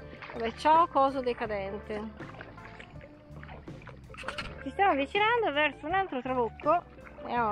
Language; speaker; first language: Italian; native; Italian